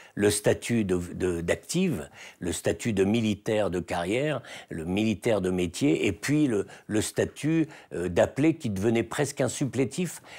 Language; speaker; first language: French; native; French